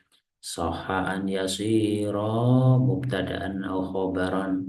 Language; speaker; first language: Arabic; non-native, fluent; Indonesian